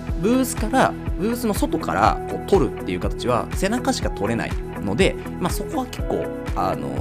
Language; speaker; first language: Japanese; native; Japanese